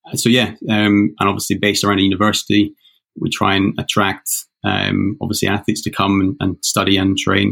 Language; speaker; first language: English; native; English